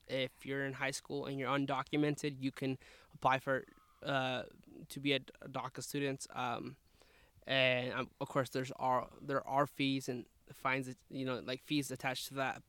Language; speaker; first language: English; early bilingual, other home language; Spanish